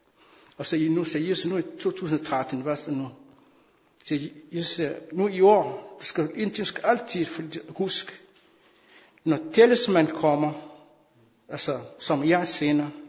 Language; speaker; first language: Danish; non-native, fluent; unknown